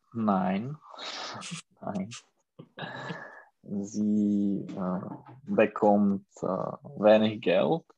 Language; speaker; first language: German; non-native, learner; Czech